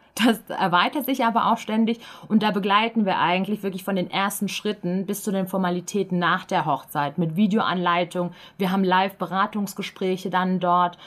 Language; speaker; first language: German; native; German